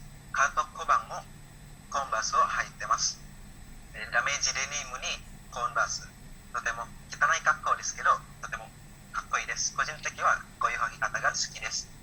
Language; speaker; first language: Japanese; non-native, learner; Indonesian